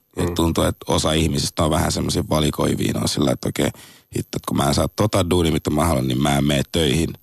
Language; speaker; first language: Finnish; non-native, fluent; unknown